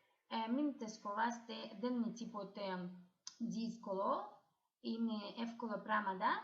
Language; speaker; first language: Greek; non-native, fluent; Ukrainian